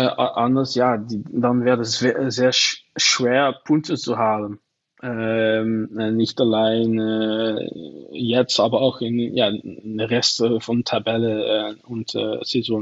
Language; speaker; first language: German; non-native, learner; Dutch